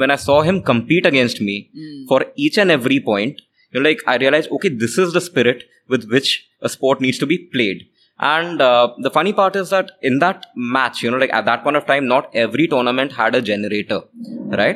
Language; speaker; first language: English; non-native, local second language; Hindi